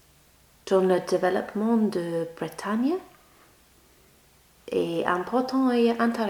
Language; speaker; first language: French; non-native, learner; English